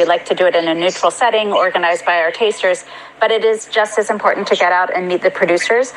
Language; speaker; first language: English; native; English